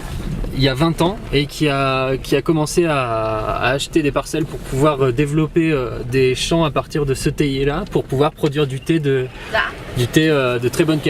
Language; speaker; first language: French; native; French